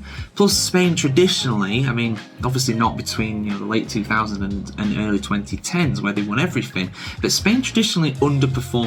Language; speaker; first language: English; native; English